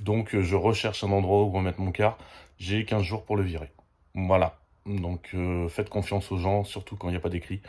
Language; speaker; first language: French; native; French